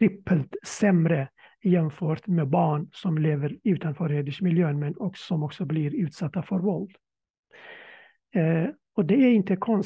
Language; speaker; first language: Swedish; non-native, fluent; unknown